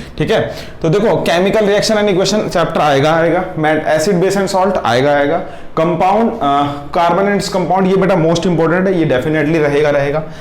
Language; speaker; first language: Hindi; native; Hindi